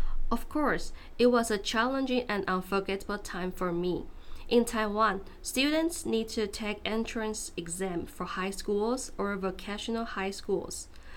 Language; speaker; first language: English; non-native, fluent; Chinese